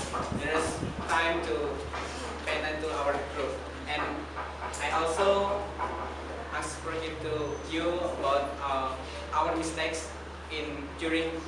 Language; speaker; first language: English; non-native, learner; Indonesian